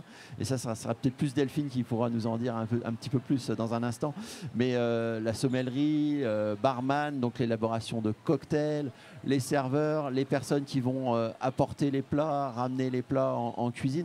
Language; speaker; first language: French; native; French